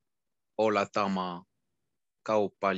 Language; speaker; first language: Finnish; non-native, learner; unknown